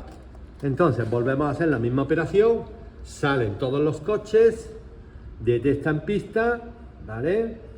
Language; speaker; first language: Spanish; native; Spanish